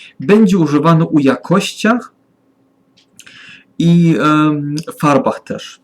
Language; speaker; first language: Polish; non-native, learner; German